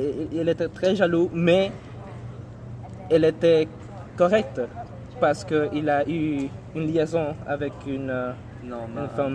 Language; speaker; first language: French; non-native, learner; English